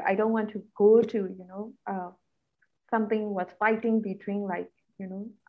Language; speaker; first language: English; non-native, fluent; Burmese